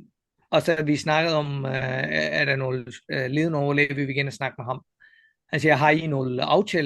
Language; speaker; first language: Danish; non-native, fluent; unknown